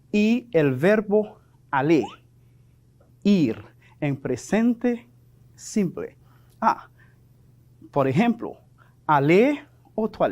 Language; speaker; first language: Spanish; non-native, fluent; French